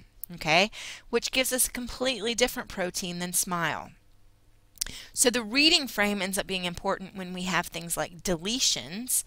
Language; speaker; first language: English; native; English